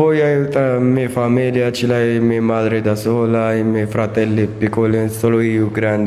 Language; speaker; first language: Italian; non-native, learner; Arabic